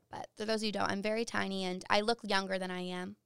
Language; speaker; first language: English; native; English